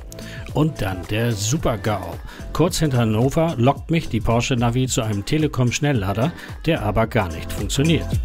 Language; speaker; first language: German; native; German